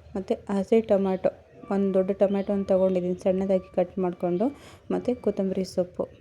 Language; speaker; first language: Kannada; non-native, local second language; Lambadi